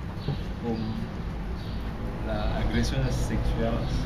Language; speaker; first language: Spanish; non-native, learner; Haitian Creole